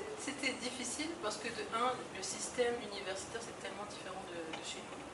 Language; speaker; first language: French; non-native, local second language; Arabic